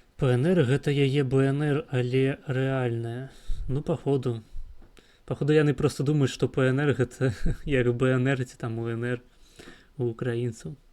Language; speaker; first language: Belarusian; non-native, local second language; Russian